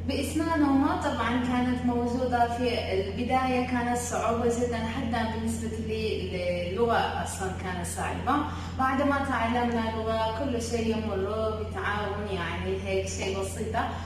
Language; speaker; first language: Arabic; non-native, learner; Turkish